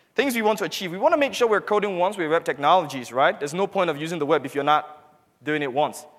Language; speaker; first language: English; non-native, local second language; Hausa